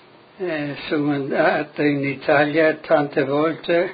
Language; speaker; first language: Italian; non-native, local second language; Friulian